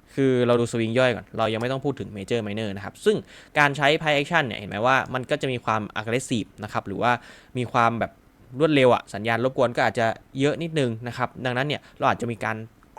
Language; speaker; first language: Thai; native; Thai